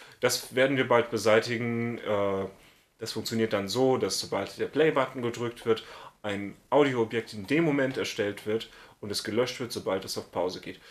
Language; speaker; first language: German; native; German